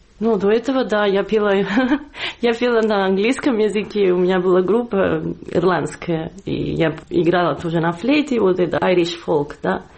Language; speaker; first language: Russian; non-native, fluent; Catalan